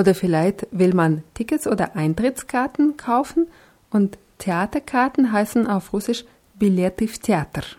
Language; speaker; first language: German; non-native, fluent; Russian